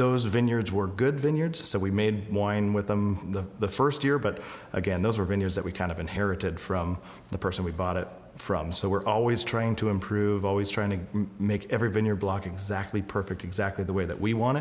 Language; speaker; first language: English; native; English